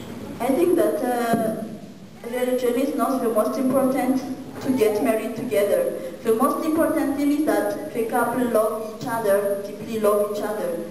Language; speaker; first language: English; non-native, learner; Malagasy